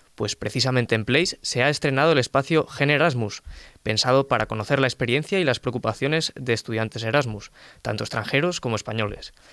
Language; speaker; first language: Spanish; native; Spanish